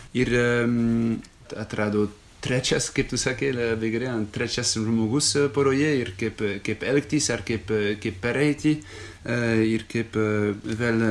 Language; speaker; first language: Lithuanian; non-native, fluent; French